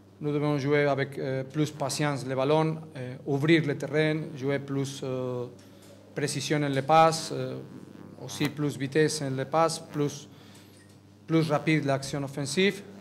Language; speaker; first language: French; non-native, learner; Catalan